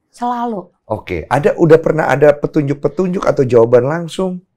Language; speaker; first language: Indonesian; native; Indonesian